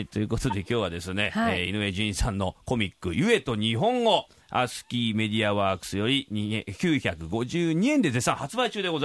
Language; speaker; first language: Japanese; native; Japanese